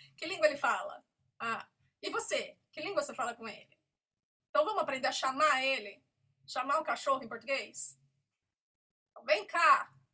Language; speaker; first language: Portuguese; native; Portuguese